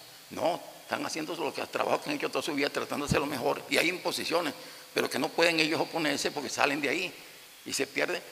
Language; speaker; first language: Spanish; native; Spanish